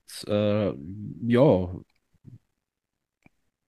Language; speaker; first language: German; native; German